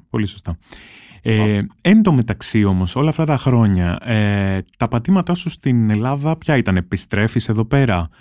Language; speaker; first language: Greek; native; Greek